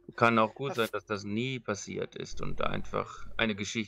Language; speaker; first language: German; native; German